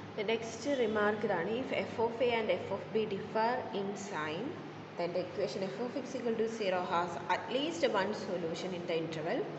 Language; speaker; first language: English; non-native, local second language; Malayalam